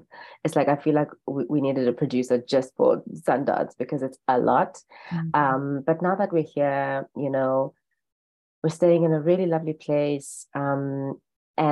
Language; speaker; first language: English; non-native, local second language; Xhosa